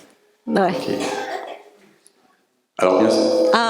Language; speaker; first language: French; native; French